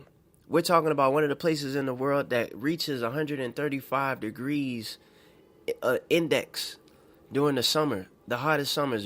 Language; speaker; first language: English; native; English